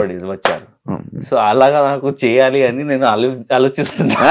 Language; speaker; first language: Telugu; non-native, learner; Hindi